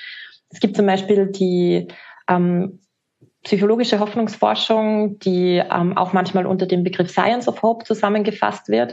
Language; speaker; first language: German; native; German